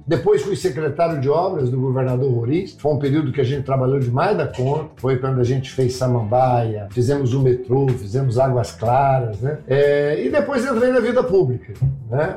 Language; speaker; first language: Portuguese; native; Portuguese